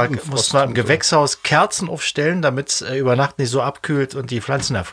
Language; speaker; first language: German; native; German